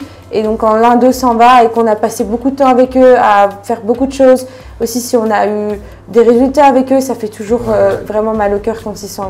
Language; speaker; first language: French; native; French